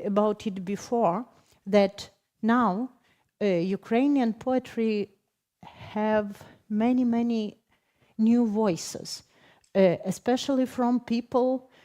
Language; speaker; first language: English; non-native, fluent; Ukrainian